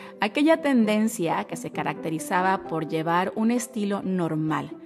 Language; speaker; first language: Spanish; native; Spanish